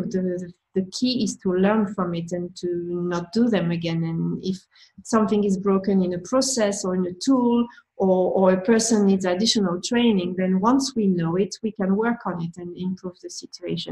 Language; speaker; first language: English; non-native, fluent; French